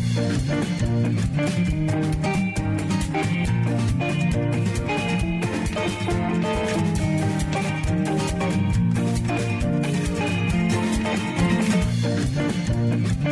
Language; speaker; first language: English; native; English